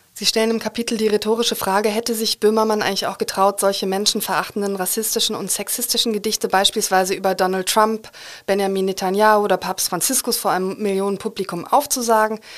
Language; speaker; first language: German; native; German